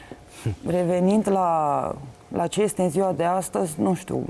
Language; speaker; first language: Romanian; native; Romanian